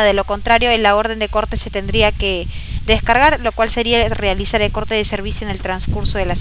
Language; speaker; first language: Spanish; native; Spanish